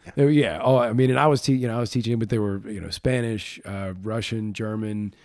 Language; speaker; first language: English; native; English